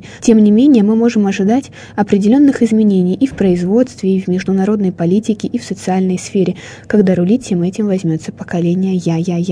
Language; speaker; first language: Russian; native; Russian